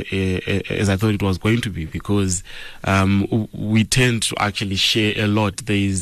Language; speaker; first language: English; non-native, local second language; Shona